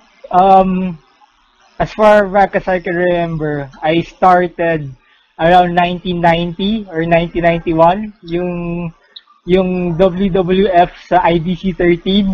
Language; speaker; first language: English; non-native, local second language; Filipino